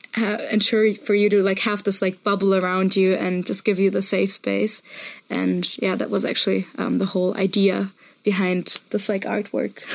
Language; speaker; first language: English; non-native, fluent; German